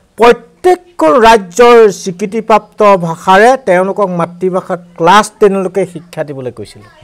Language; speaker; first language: Assamese; non-native, local second language; Mising